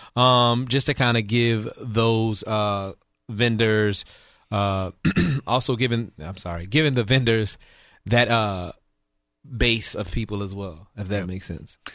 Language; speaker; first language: English; native; English